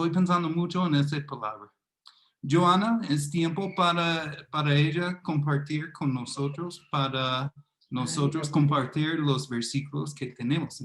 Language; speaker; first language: Spanish; non-native, fluent; English